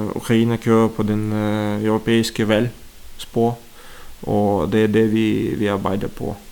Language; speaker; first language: Danish; non-native, fluent; Russian